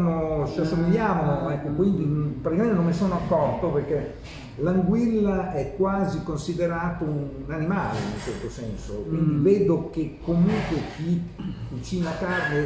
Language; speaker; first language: Italian; native; Italian